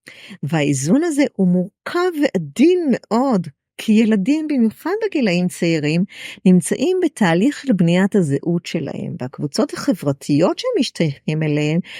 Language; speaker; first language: Hebrew; native; Hebrew